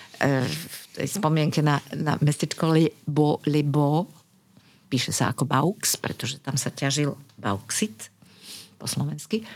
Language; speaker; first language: Slovak; native; Slovak